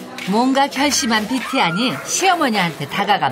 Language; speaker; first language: Korean; native; Korean